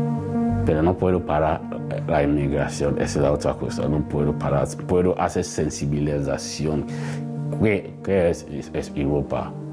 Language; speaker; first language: Spanish; non-native, learner; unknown